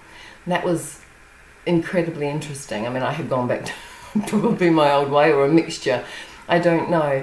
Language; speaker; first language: English; native; English